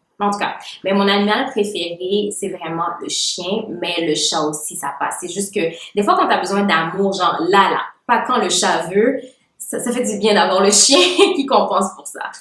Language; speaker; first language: French; non-native, local second language; Haitian Creole